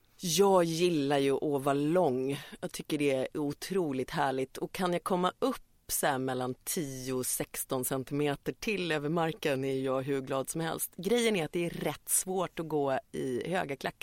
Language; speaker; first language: Swedish; native; Swedish